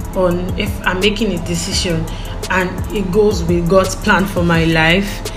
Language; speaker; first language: English; non-native, local second language; Igbo